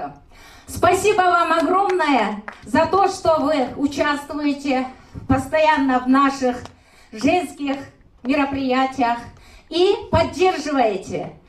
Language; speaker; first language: Russian; non-native, local second language; Kyrgyz